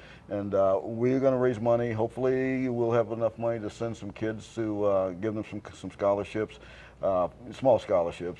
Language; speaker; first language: English; native; English